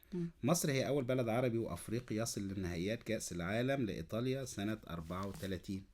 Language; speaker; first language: Arabic; native; Arabic